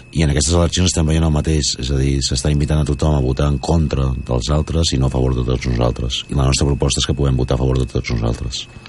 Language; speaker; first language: Catalan; native; Catalan